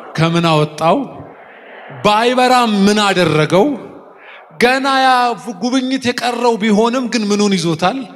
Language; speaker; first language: Amharic; native; Amharic